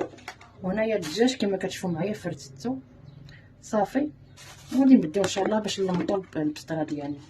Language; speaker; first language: Arabic; native; Arabic